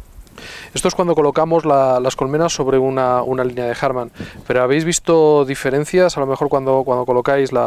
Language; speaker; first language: Spanish; native; Spanish